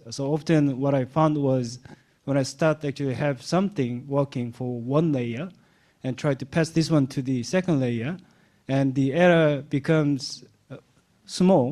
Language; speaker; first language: English; non-native, fluent; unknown